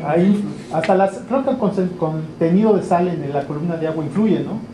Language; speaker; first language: Spanish; native; Spanish